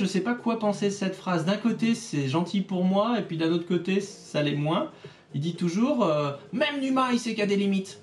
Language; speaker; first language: French; native; French